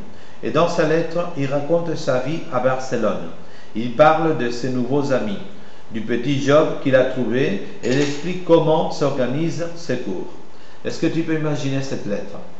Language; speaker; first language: French; non-native, fluent; Spanish